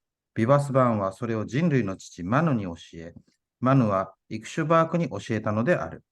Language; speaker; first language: Japanese; native; Japanese